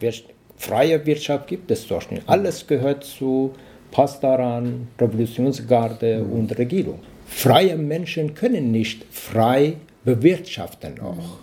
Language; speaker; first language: German; non-native, learner; Persian